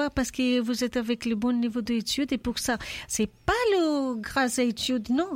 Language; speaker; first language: French; non-native, learner; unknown